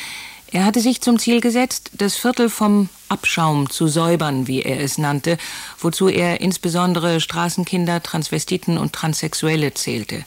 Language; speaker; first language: German; native; German